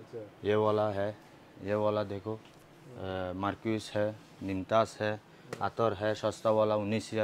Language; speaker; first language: Hindi; non-native, learner; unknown